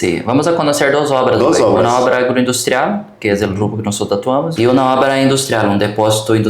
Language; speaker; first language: Portuguese; early bilingual, heritage; Portuguese